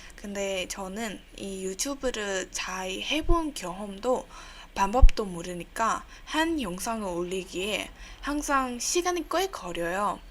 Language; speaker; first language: Korean; non-native, fluent; Burmese